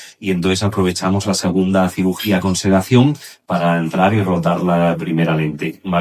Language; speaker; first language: Spanish; native; Spanish